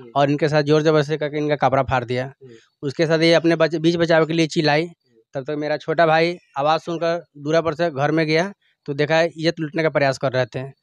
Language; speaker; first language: Hindi; native; Hindi